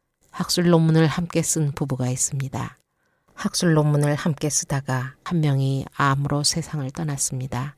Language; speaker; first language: Korean; native; Korean